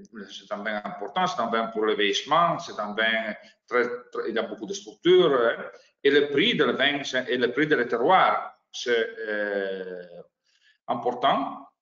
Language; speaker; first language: French; non-native, learner; Italian